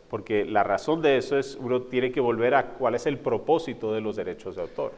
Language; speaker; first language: Spanish; non-native, fluent; English